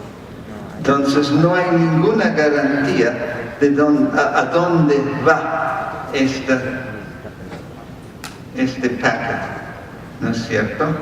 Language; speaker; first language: Spanish; non-native, fluent; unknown